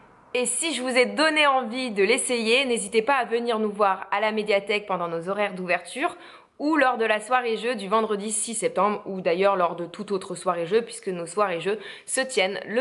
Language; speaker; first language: French; native; French